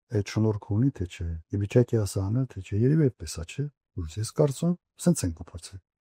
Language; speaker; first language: Armenian; native; Armenian